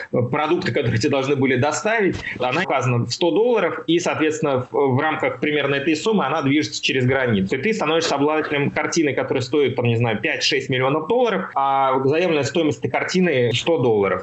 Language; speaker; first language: Russian; native; Russian